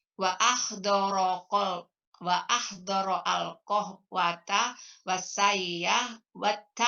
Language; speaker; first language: Arabic; non-native, learner; Indonesian